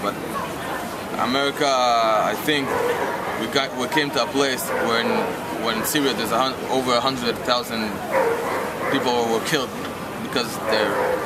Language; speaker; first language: English; non-native, fluent; Hebrew